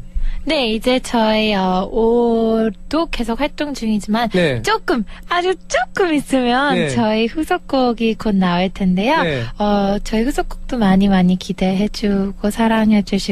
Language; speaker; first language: Korean; early bilingual, heritage; Korean